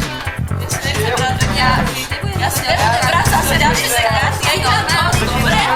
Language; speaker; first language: Slovak; native; Slovak